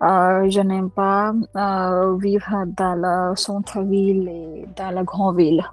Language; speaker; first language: French; non-native, learner; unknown